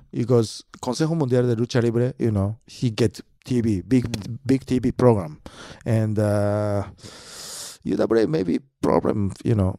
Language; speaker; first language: English; non-native, learner; Japanese